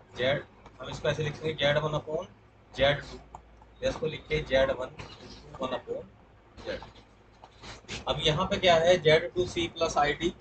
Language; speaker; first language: Hindi; native; Hindi